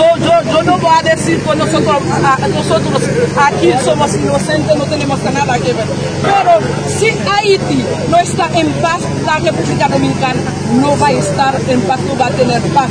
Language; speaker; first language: Spanish; non-native, fluent; Haitian Creole